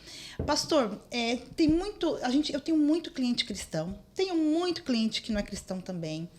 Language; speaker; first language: Portuguese; native; Portuguese